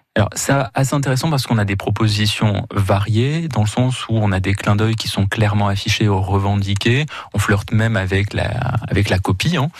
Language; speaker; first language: French; native; French